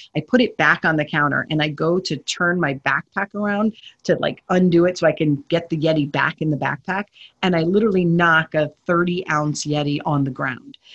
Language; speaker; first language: English; native; English